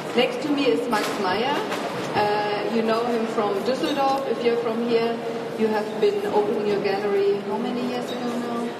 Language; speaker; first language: English; non-native, fluent; German